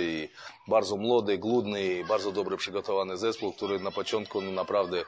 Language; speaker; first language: Polish; non-native, fluent; Russian